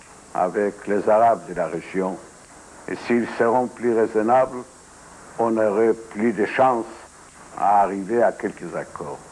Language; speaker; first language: French; non-native, fluent; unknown